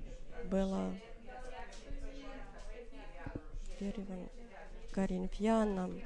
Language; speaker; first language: Russian; non-native, learner; Finnish